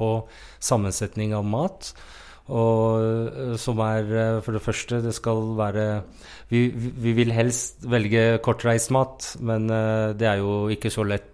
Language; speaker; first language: Norwegian; non-native, fluent; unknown